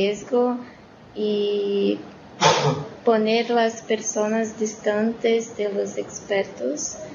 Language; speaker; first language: Spanish; non-native, learner; Portuguese